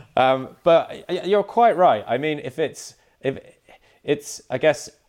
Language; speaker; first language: English; native; English